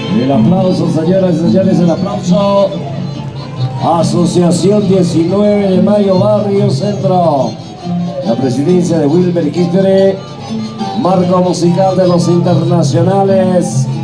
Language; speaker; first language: Spanish; native; Spanish